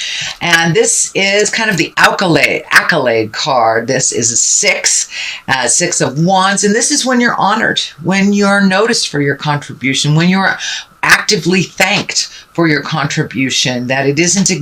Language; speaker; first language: English; native; English